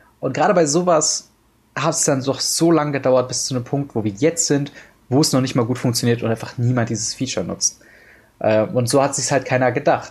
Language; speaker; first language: German; native; German